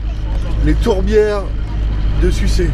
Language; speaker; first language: French; native; French